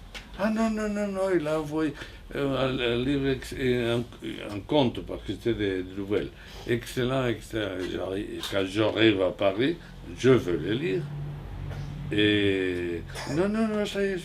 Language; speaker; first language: French; non-native, fluent; Spanish